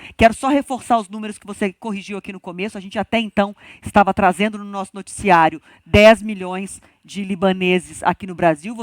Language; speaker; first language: Portuguese; native; Portuguese